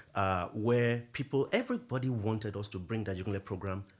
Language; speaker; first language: English; non-native, local second language; Yoruba